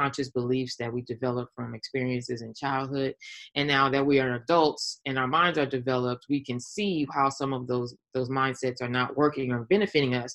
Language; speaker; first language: English; native; English